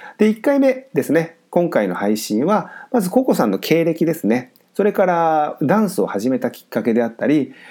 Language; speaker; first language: Japanese; native; Japanese